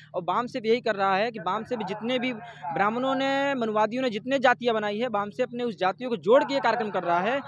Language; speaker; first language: Hindi; native; Hindi